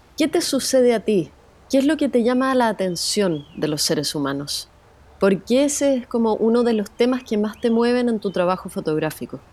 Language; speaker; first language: Spanish; native; Spanish